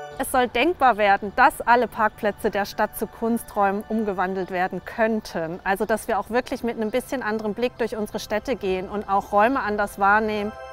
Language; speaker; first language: German; native; German